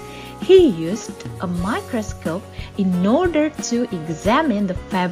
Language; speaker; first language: English; non-native, fluent; Indonesian